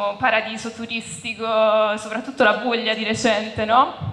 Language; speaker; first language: Italian; native; Italian